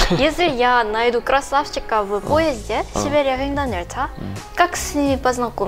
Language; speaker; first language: Russian; non-native, learner; Korean